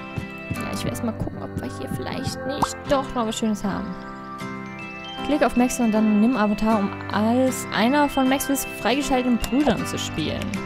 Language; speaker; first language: German; native; German